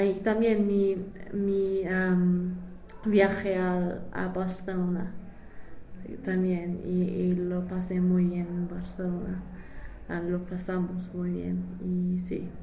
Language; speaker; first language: Spanish; non-native, fluent; English